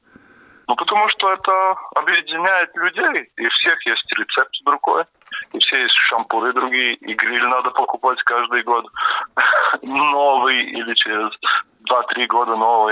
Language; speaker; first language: Russian; non-native, local second language; Latvian